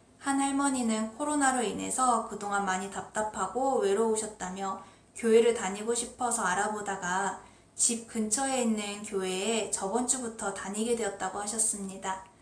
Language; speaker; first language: Korean; native; Korean